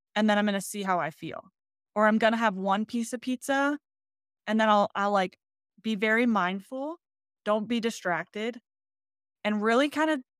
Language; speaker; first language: English; native; English